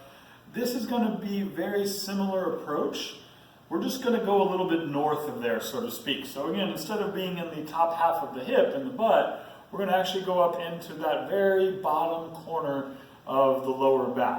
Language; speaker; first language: English; native; English